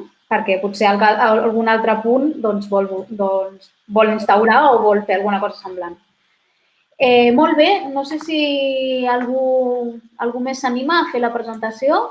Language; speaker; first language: Catalan; native; Catalan